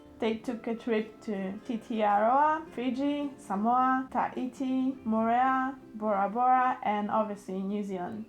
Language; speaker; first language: English; non-native, learner; Polish